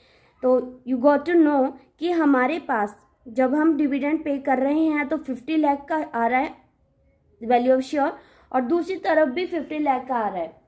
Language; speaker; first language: Hindi; native; Hindi